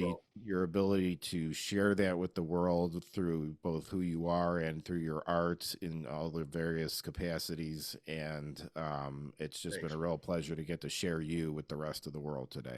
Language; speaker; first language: English; native; English